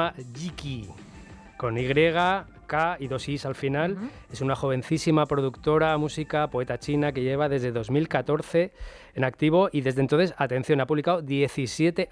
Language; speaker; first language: Spanish; native; Spanish